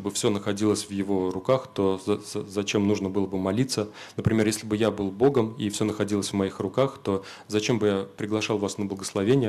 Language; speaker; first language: Russian; native; Russian